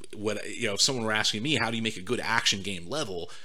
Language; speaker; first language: English; native; English